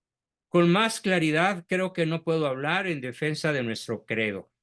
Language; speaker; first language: Spanish; native; Spanish